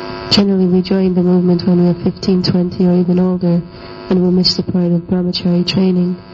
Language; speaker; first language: English; non-native, fluent; Hungarian